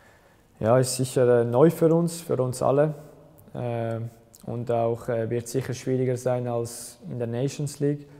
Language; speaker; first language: German; early bilingual, other home language; Albanian